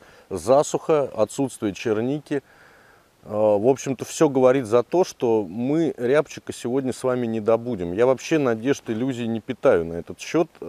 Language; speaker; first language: Russian; native; Russian